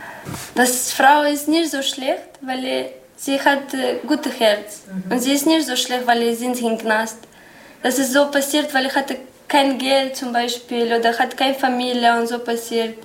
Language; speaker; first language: German; non-native, learner; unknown